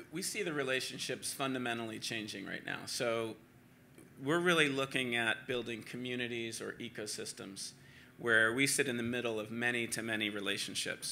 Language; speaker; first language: English; native; English